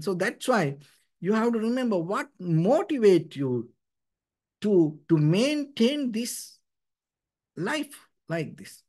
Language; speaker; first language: English; non-native, fluent; Sinhala